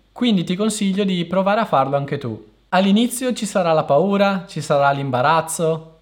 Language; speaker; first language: Italian; native; Italian